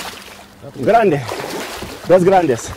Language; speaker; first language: Spanish; non-native, learner; Dutch